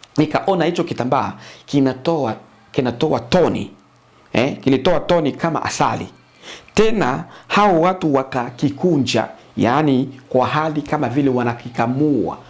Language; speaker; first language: Swahili; native; Swahili